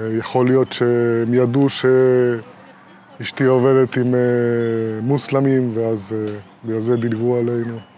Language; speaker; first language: Hebrew; non-native, fluent; Spanish